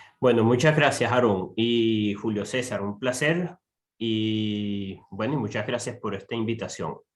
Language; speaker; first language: Spanish; native; Spanish